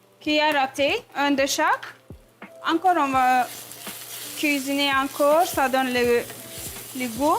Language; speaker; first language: French; non-native, learner; Turkish